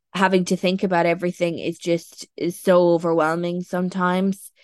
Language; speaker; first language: English; native; English